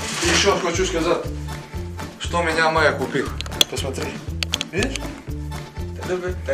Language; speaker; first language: Russian; non-native, learner; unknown